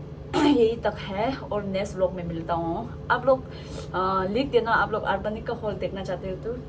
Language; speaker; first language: Hindi; non-native, fluent; Tibetan